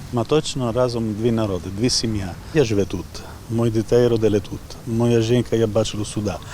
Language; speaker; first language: Ukrainian; non-native, learner; Italian